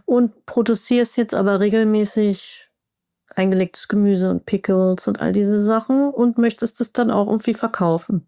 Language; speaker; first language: German; native; German